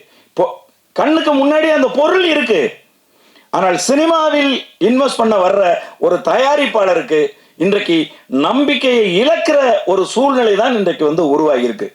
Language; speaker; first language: Tamil; native; Tamil